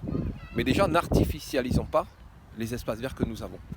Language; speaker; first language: French; native; French